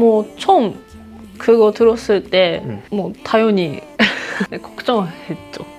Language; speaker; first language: Korean; non-native, fluent; Japanese